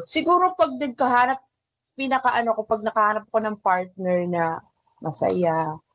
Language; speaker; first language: Filipino; native; Filipino